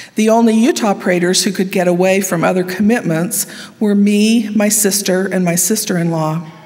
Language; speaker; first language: English; native; English